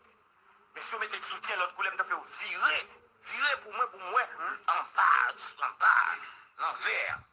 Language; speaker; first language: Haitian Creole; native; Haitian Creole